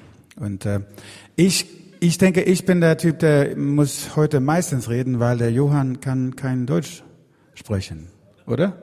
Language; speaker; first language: German; non-native, learner; Swedish